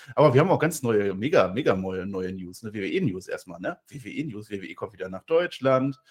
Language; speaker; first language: German; native; German